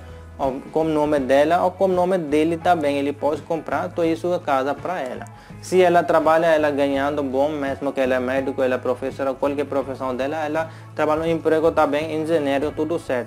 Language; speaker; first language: Portuguese; non-native, learner; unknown